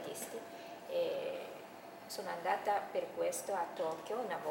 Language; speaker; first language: Italian; non-native, fluent; Japanese